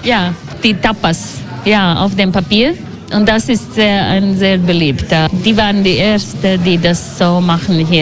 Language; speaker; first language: German; non-native, learner; Latvian